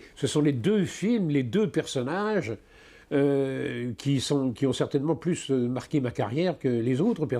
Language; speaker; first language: French; native; French